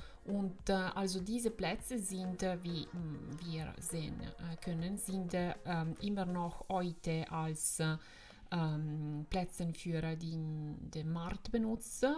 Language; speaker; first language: German; non-native, fluent; Italian